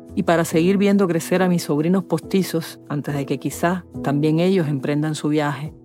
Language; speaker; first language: Spanish; native; Spanish